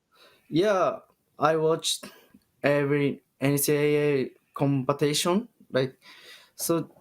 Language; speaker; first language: English; non-native, learner; Japanese